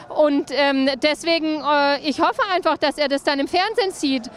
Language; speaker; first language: German; native; German